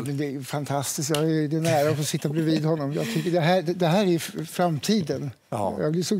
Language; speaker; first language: Swedish; native; Swedish